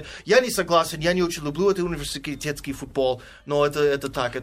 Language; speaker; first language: Russian; non-native, fluent; English